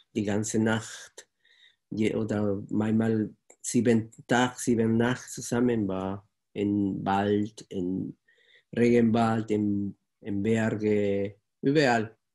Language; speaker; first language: German; non-native, fluent; Spanish